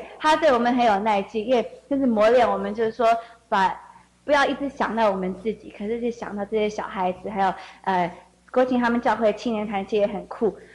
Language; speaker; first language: Chinese; early bilingual, heritage; Chinese